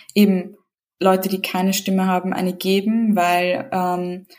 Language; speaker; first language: German; early bilingual, other home language; Serbian